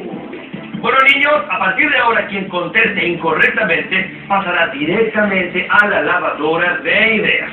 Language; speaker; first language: Spanish; native; Spanish